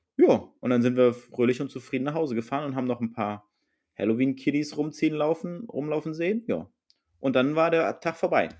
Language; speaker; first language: German; native; German